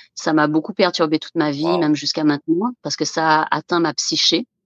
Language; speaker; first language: French; native; French